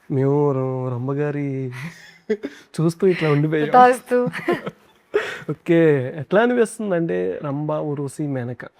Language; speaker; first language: Telugu; native; Telugu